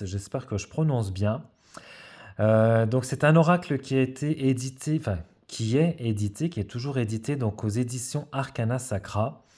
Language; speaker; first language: French; native; French